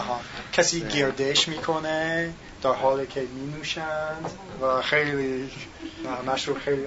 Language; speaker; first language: Persian; non-native, learner; English